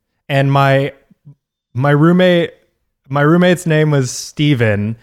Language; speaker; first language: English; native; English